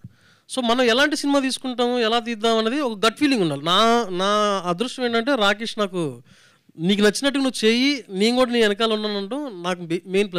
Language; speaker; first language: Telugu; native; Telugu